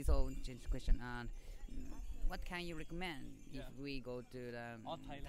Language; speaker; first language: English; non-native, learner; Japanese